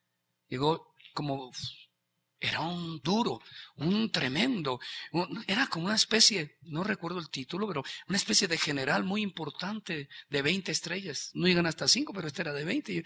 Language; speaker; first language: Spanish; native; Spanish